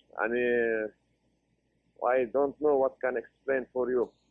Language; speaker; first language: English; non-native, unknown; Arabic